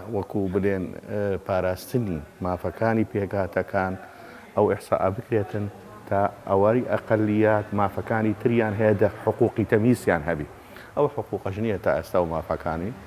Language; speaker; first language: Central Kurdish; non-native, local second language; Assyrian Neo-Aramaic